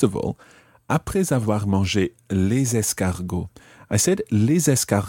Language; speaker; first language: French; non-native, fluent; English